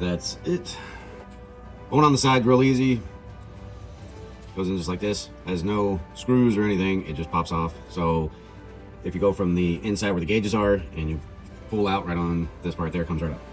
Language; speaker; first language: English; native; English